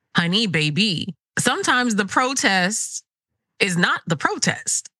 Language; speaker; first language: English; early bilingual, other home language; Krio